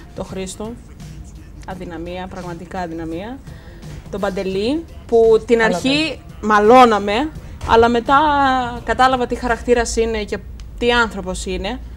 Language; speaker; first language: Greek; native; Greek